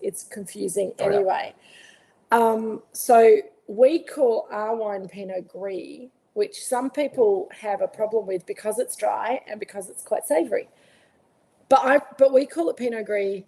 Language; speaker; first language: English; native; English